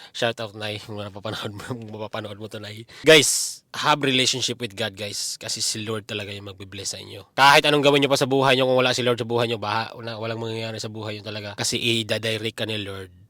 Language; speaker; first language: Filipino; non-native, local second language; Cebuano